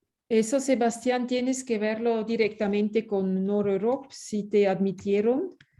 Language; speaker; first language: Spanish; non-native, fluent; French